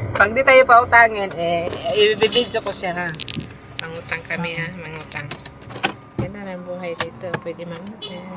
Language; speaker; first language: Filipino; non-native, local second language; Cebuano